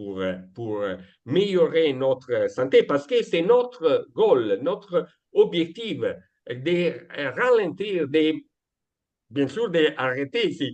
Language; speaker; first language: French; non-native, learner; Italian